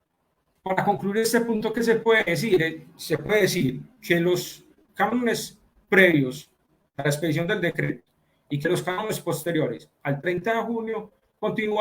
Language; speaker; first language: Spanish; native; Spanish